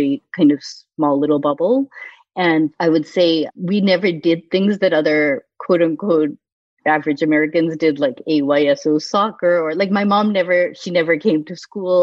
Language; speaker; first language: English; native; English